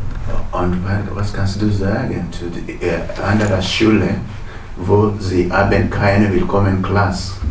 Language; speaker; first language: German; non-native, fluent; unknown